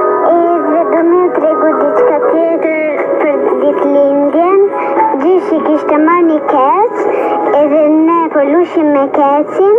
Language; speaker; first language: Albanian; early bilingual, heritage; Albanian